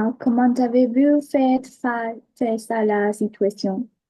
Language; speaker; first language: French; non-native, learner; Spanish